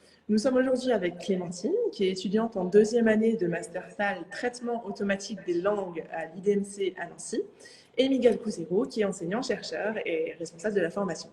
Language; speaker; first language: French; native; French